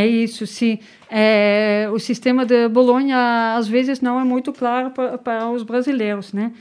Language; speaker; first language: Portuguese; non-native, learner; Dutch